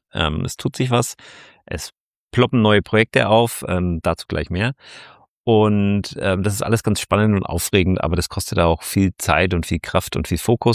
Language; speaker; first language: German; native; German